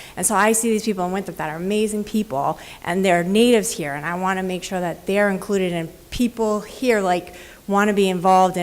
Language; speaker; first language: English; native; English